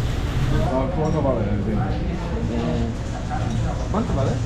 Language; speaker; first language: Spanish; non-native, learner; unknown